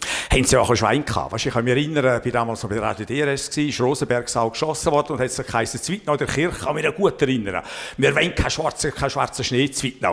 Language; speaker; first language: German; native; German